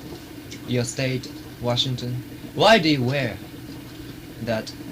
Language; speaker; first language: English; non-native, learner; Japanese